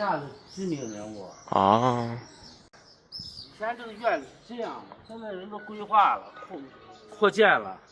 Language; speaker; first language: Chinese; native; Chinese